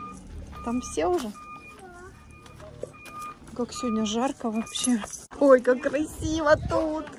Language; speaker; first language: Russian; native; Russian